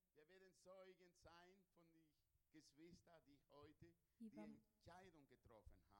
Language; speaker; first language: German; non-native, learner; Spanish